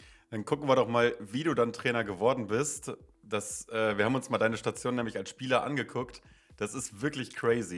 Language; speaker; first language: German; native; German